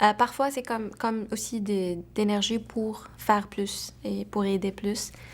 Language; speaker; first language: French; non-native, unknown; Arabic